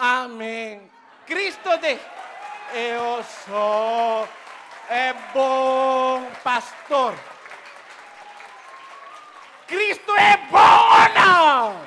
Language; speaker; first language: Portuguese; non-native, learner; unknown